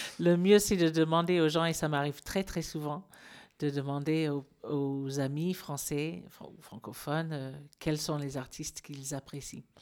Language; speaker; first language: French; non-native, fluent; English